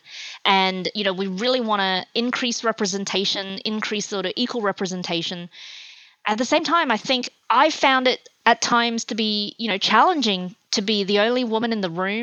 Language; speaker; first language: English; native; English